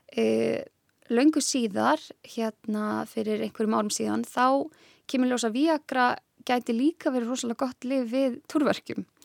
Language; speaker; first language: Icelandic; native; Icelandic